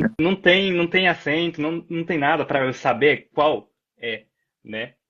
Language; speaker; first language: Portuguese; non-native, fluent; Japanese